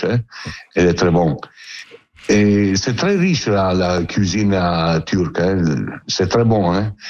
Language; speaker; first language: French; non-native, learner; Italian